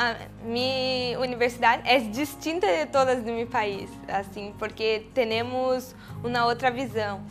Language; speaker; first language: Spanish; non-native, learner; Portuguese